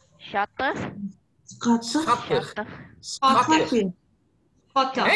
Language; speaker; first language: Dutch; non-native, learner; Indonesian